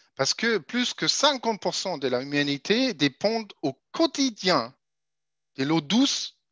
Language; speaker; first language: French; non-native, fluent; German